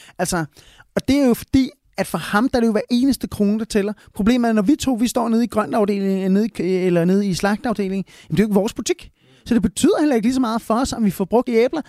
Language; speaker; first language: Danish; early bilingual, other home language; Spanish